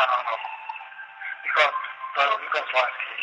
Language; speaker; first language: Czech; non-native, local second language; Romany